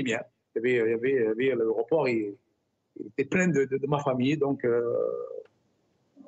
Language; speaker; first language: French; non-native, local second language; Arabic